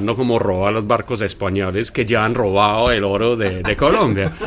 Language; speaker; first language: Spanish; non-native, fluent; English